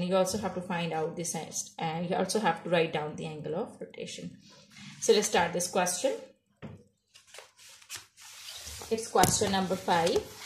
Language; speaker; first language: English; non-native, local second language; Urdu